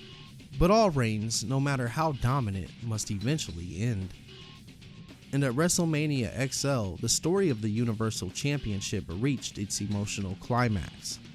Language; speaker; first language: English; native; English